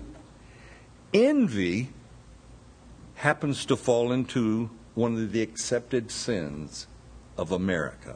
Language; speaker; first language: English; native; English